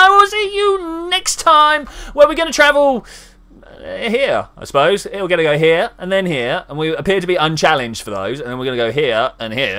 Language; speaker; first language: English; native; English